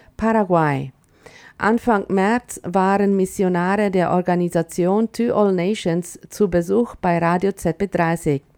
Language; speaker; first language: German; early bilingual, heritage; German